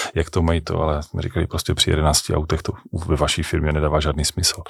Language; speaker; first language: Czech; native; Czech